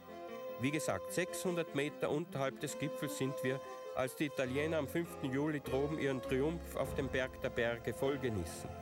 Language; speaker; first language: German; native; German